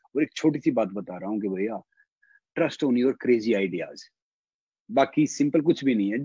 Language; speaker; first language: Hindi; native; Hindi